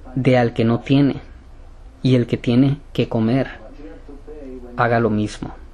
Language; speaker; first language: Spanish; native; Spanish